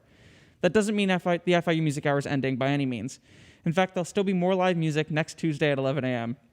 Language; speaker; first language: English; native; English